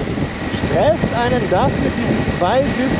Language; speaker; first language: German; native; German